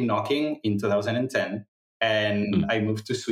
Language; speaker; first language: English; non-native, fluent; Catalan